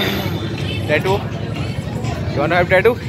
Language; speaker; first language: English; non-native, local second language; Hindi